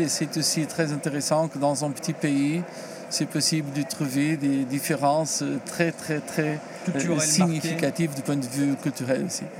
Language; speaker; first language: French; non-native, learner; Portuguese